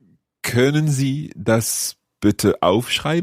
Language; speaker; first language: German; non-native, learner; English